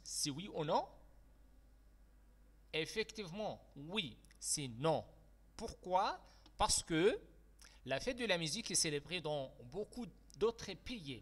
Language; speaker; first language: French; non-native, fluent; Arabic